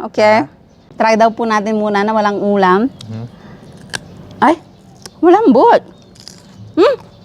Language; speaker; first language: Filipino; non-native, local second language; Iloko